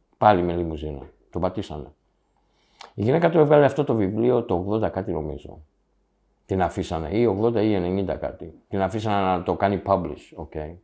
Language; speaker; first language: Greek; early bilingual, heritage; Greek